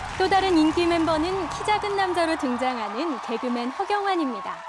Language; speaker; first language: Korean; native; Korean